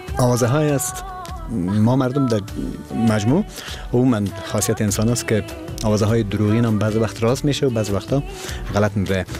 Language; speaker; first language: Persian; native; Persian